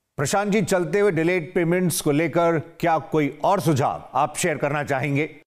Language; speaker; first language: Hindi; native; Hindi